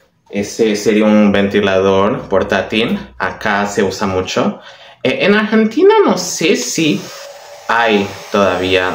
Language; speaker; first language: Spanish; non-native, fluent; Portuguese